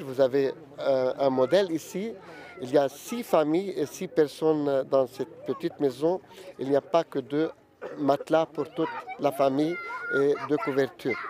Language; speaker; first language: French; non-native, local second language; Arabic